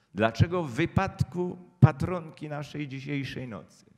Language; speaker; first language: Polish; native; Polish